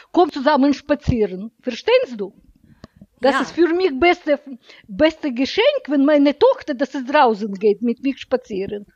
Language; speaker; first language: German; non-native, learner; Russian